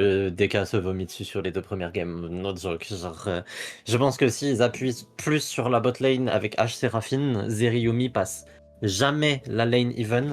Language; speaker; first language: French; native; French